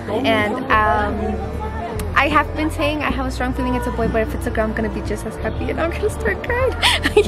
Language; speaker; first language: English; early bilingual, other home language; Spanish